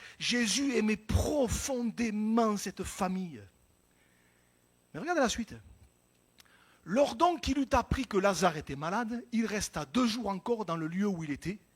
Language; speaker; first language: French; native; French